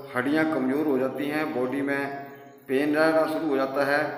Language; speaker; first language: Hindi; native; Hindi